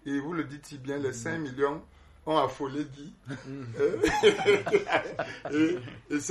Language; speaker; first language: French; non-native, local second language; Basaa